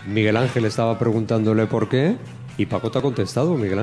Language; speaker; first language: Spanish; native; Spanish